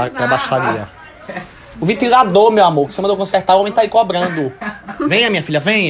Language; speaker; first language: Portuguese; native; Portuguese